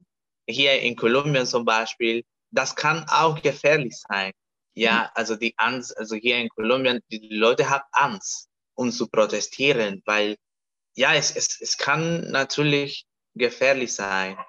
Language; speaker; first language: German; non-native, fluent; Spanish